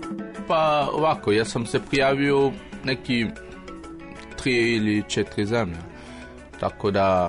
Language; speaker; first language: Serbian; non-native, learner; French